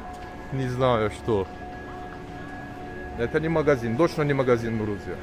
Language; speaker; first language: Russian; non-native, learner; Turkish